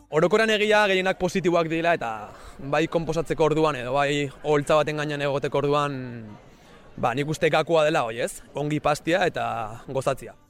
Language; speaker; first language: Basque; native; Basque